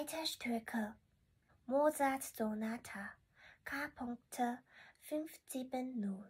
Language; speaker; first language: German; non-native, learner; Chinese